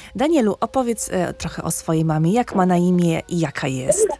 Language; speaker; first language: Polish; native; Polish